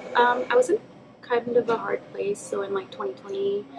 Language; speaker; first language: English; early bilingual, other home language; Punjabi